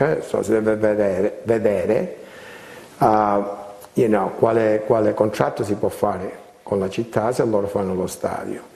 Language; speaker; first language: Italian; early bilingual, heritage; Italian